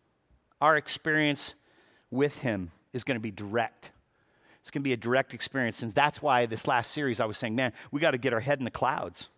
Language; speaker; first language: English; native; English